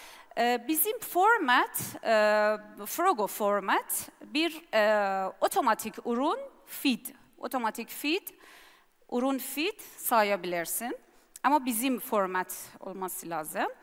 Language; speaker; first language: Turkish; non-native, learner; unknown